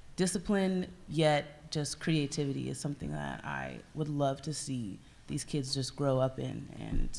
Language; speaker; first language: English; native; English